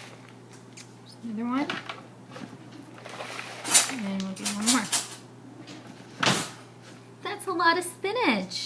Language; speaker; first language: English; native; English